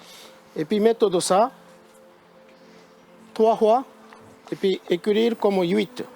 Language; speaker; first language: French; non-native, learner; Japanese